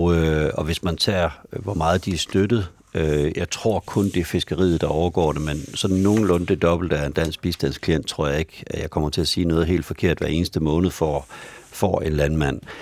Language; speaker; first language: Danish; native; Danish